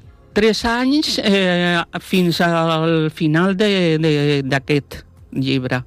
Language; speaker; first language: Catalan; non-native, local second language; Spanish